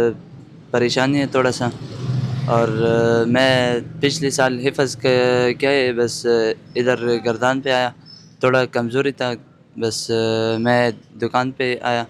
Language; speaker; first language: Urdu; non-native, local second language; Pashto